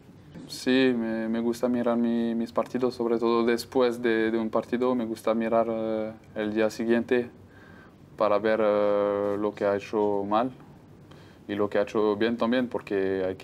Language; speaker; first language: Spanish; non-native, fluent; French